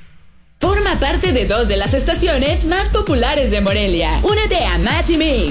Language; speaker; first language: Spanish; native; Spanish